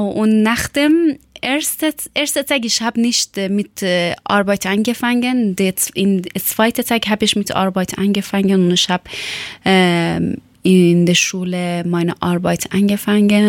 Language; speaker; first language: German; non-native, learner; Persian